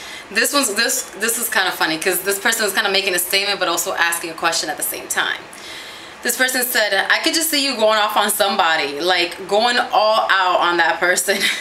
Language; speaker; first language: English; early bilingual, other home language; Spanish